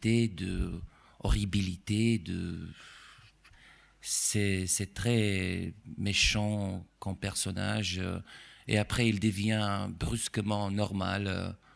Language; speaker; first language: French; non-native, fluent; Romanian